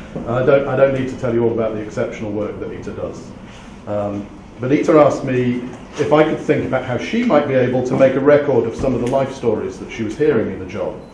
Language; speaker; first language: English; native; English